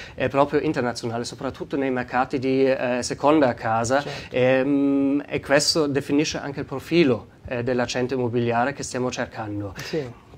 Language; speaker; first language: Italian; non-native, fluent; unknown